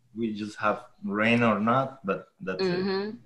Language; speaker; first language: English; non-native, fluent; Spanish